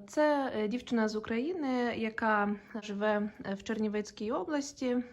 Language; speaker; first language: Ukrainian; non-native, local second language; Russian